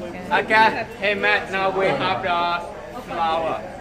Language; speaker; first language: English; non-native, fluent; Vietnamese